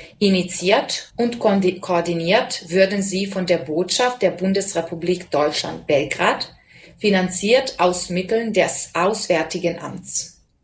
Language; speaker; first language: German; non-native, fluent; Serbian